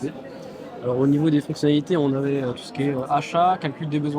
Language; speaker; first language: French; native; French